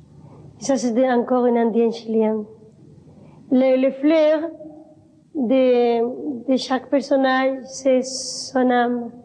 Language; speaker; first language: French; non-native, fluent; Spanish